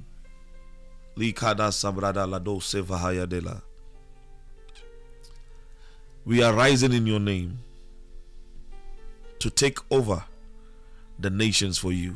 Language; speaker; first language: English; non-native, local second language; Akan